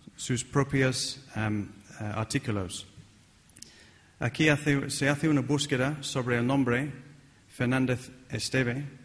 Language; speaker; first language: Spanish; non-native, fluent; English